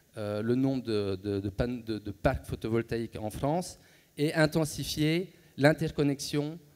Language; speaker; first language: French; native; French